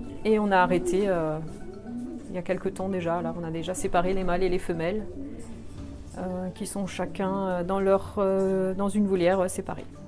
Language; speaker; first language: French; native; French